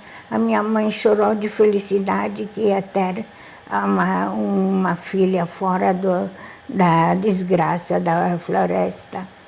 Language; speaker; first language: Portuguese; non-native, fluent; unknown